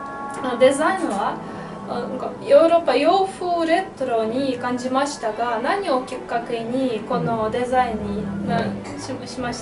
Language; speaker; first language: Japanese; non-native, fluent; Russian